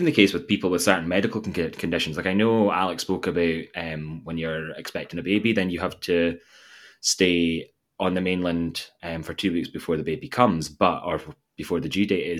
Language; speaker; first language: English; native; English